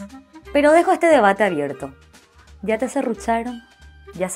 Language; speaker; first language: Spanish; native; Spanish